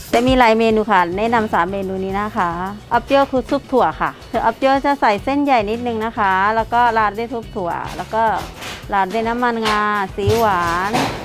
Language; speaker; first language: Thai; non-native, fluent; Burmese